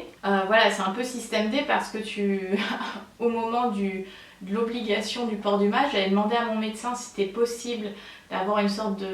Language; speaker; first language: French; native; French